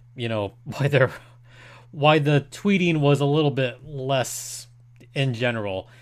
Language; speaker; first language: English; early bilingual, other home language; Spanish